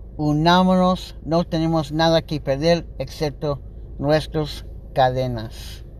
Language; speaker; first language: Spanish; non-native, learner; English